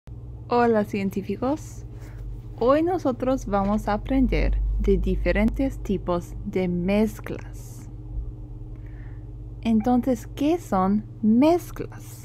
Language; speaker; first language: Spanish; non-native, fluent; English